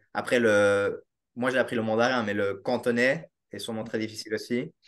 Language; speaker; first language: French; native; French